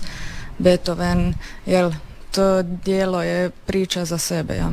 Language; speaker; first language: Serbian; native; Serbian